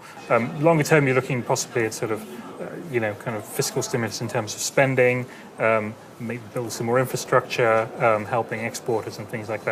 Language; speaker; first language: English; native; English